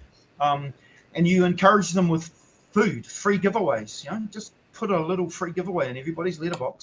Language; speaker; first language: English; native; English